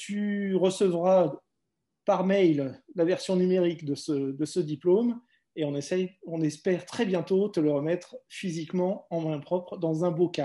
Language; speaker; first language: French; native; French